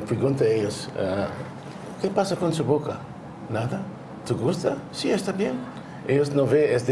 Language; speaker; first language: Spanish; non-native, learner; English